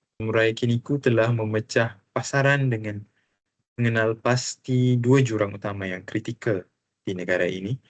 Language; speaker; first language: Malay; native; Malay